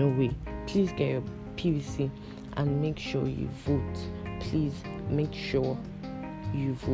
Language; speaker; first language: English; non-native, local second language; Igbo